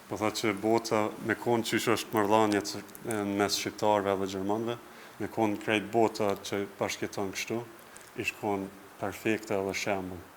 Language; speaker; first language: Albanian; native; Albanian